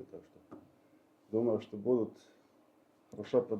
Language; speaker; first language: Russian; non-native, learner; Estonian